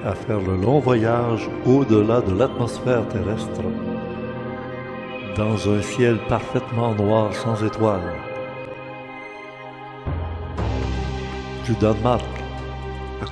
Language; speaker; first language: French; native; French